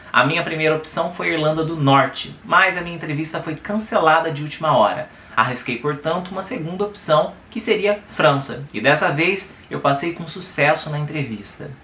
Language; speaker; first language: Portuguese; native; Portuguese